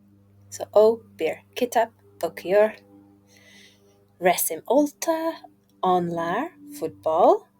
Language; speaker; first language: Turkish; non-native, learner; English